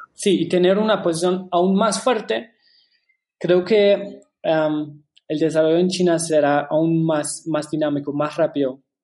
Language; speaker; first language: Spanish; non-native, fluent; German